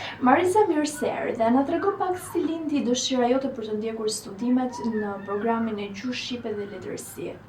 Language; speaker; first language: Albanian; native; Albanian